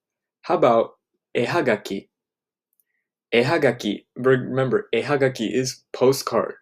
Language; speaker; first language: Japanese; non-native, fluent; English